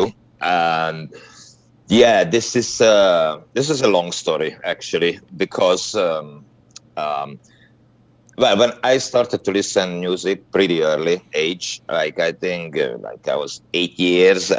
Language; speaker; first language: English; non-native, fluent; Hungarian